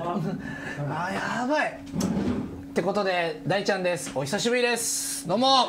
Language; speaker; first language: Japanese; native; Japanese